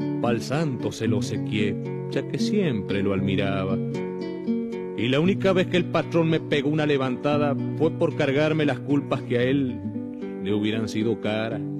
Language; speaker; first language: Spanish; native; Spanish